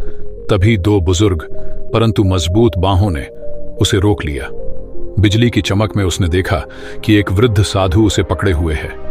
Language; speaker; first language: Hindi; native; Hindi